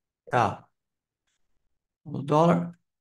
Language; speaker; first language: Portuguese; non-native, fluent; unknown